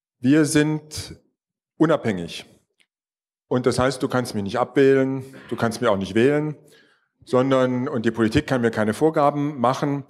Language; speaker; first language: German; native; German